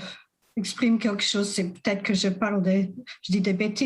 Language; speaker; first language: French; non-native, fluent; English